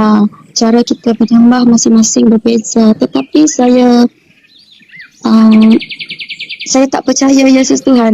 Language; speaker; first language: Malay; non-native, local second language; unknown